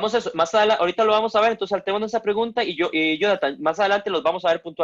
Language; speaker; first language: Spanish; native; Spanish